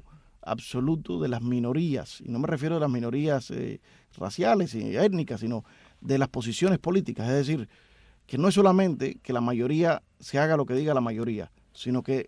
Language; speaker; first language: Spanish; native; Spanish